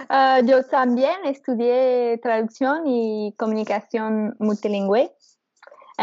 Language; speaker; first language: Spanish; non-native, learner; English